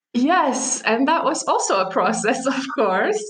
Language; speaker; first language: English; non-native, fluent; Arabic